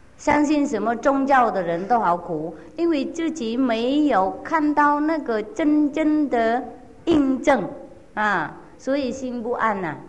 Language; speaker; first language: Chinese; non-native, fluent; Vietnamese